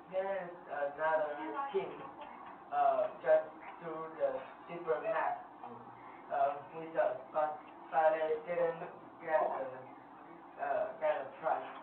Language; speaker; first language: English; non-native, learner; Chinese